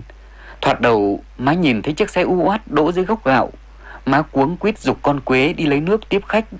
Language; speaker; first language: Vietnamese; native; Vietnamese